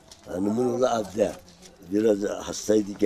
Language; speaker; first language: Turkish; non-native, local second language; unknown